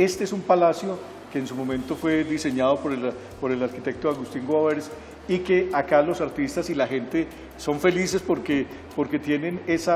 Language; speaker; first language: Spanish; native; Spanish